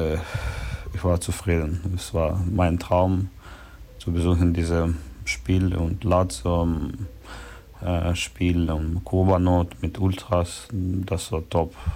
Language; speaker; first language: German; non-native, learner; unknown